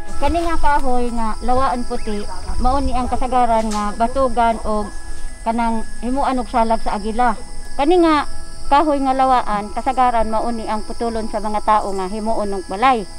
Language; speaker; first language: Cebuano; non-native, local second language; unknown